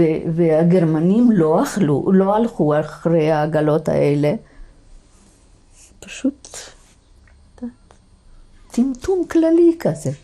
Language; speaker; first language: Hebrew; non-native, fluent; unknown